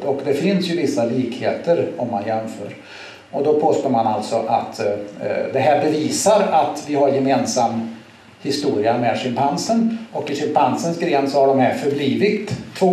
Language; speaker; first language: Swedish; native; Swedish